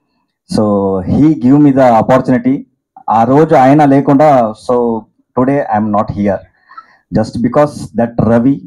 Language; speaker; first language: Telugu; non-native, local second language; Kannada